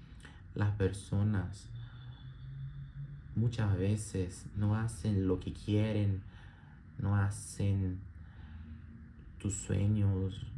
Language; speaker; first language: Spanish; non-native, learner; Portuguese